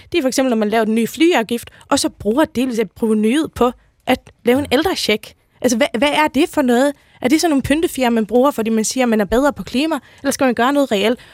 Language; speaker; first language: Danish; native; Danish